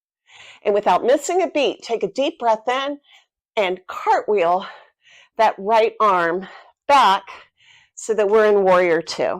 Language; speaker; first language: English; native; English